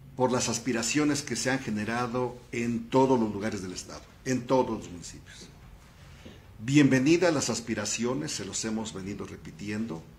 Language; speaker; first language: Spanish; native; Spanish